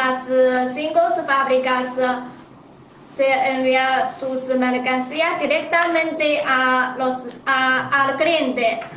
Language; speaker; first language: Spanish; non-native, learner; Chinese